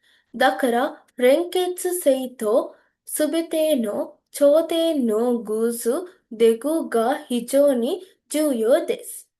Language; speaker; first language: Japanese; non-native, learner; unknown